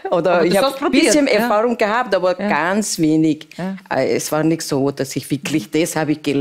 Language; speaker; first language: German; non-native, learner; Persian